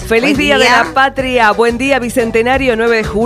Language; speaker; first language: Spanish; native; Spanish